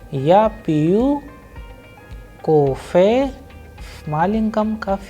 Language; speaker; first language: Russian; non-native, fluent; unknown